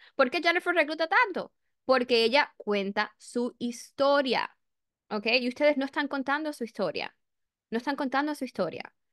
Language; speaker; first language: Spanish; early bilingual, heritage; Spanish